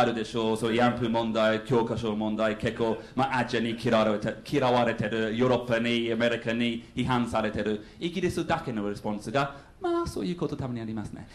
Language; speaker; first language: Japanese; non-native, fluent; English